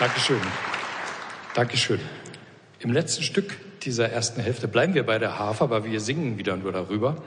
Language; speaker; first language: German; native; German